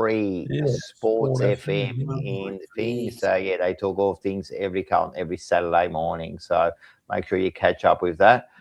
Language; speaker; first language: English; native; English